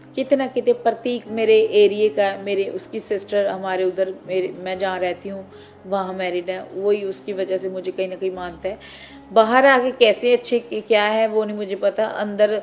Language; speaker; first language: Hindi; non-native, local second language; Punjabi